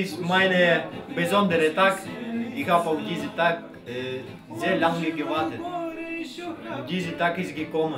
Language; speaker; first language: German; non-native, learner; Russian